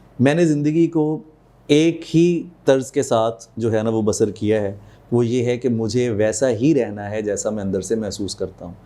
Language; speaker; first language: Urdu; non-native, local second language; Punjabi